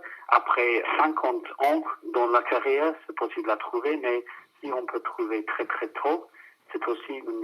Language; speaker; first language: French; non-native, fluent; English